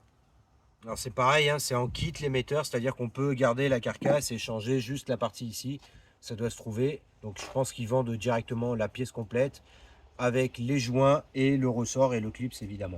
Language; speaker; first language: French; native; French